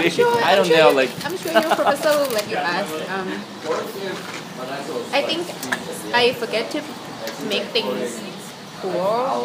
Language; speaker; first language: English; non-native, fluent; Thai